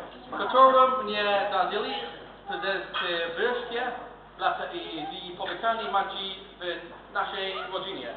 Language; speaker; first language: Polish; non-native, learner; English